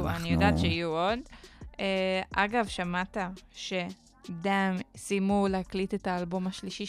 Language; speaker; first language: Hebrew; non-native, local second language; Arabic